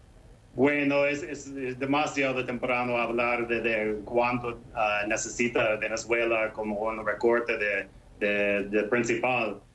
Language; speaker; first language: Spanish; non-native, fluent; English